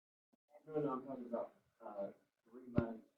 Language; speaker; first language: English; native; English